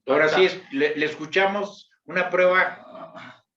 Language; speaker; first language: Spanish; native; Spanish